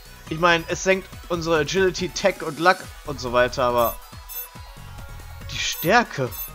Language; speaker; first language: German; native; German